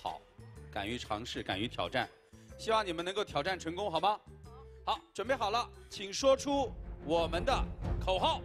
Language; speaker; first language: Chinese; native; Chinese